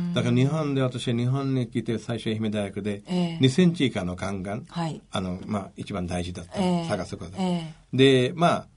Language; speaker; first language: Japanese; non-native, fluent; Bangla